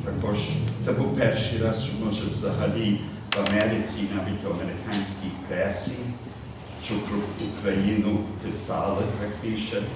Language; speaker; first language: Ukrainian; early bilingual, heritage; Ukrainian